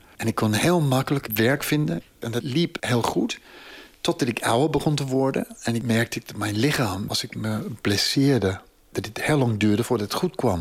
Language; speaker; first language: Dutch; non-native, fluent; English